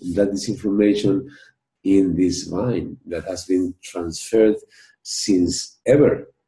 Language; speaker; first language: English; non-native, fluent; Spanish